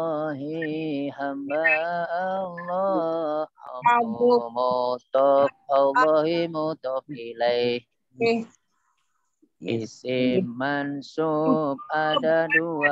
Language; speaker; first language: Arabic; non-native, learner; Indonesian